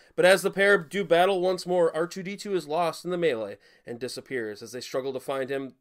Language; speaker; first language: English; native; English